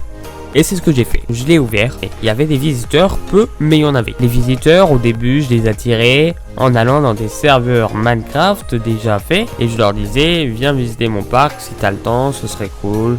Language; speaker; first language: French; native; French